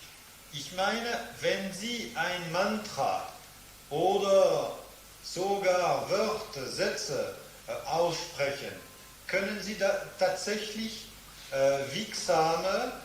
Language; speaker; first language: German; non-native, fluent; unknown